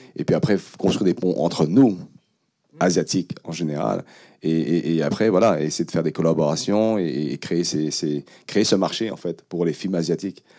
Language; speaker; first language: French; early bilingual, other home language; Khmer